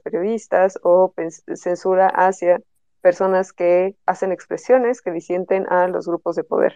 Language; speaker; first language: Spanish; native; Spanish